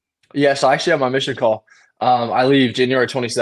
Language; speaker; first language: English; native; English